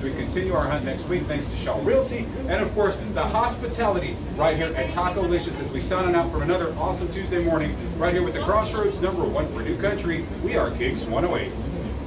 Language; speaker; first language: English; native; English